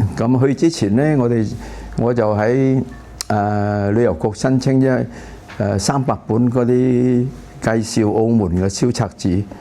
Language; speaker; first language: Cantonese; early bilingual, heritage; Cantonese